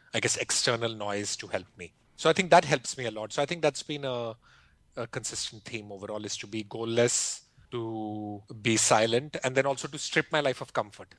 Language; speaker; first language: English; non-native, local second language; Hindi